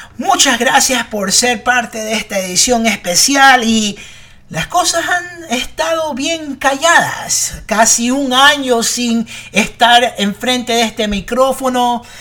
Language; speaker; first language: Spanish; early bilingual, heritage; Spanish